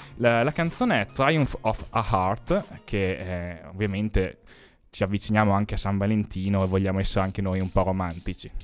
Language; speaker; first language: Italian; native; Italian